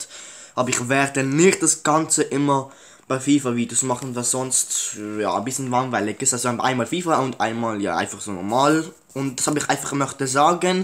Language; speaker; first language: German; early bilingual, other home language; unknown